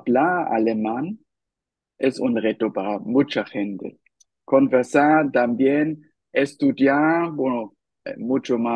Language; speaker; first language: Spanish; non-native, fluent; German